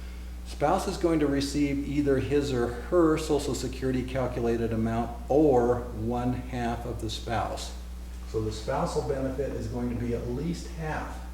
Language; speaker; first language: English; native; English